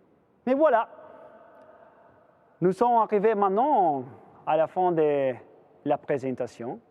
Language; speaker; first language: French; non-native, fluent; Italian